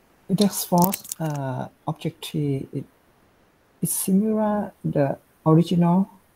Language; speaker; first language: English; non-native, learner; Thai